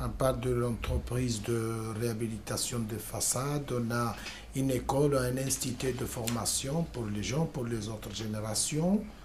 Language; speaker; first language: French; non-native, learner; Spanish